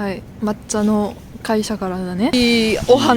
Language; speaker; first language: Japanese; non-native, learner; French